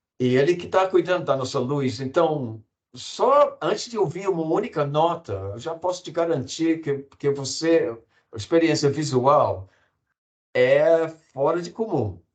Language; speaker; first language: Portuguese; non-native, fluent; English